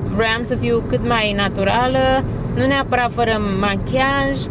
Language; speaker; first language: Romanian; early bilingual, heritage; Romanian